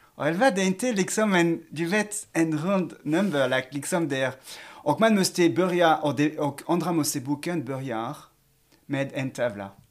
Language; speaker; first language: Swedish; non-native, fluent; French